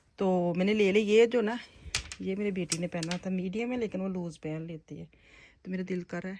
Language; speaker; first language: Urdu; non-native, local second language; Punjabi